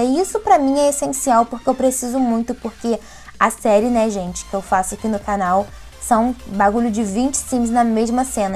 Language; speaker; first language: Portuguese; native; Portuguese